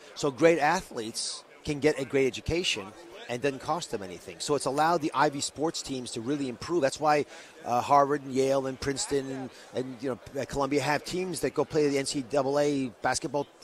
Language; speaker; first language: English; native; English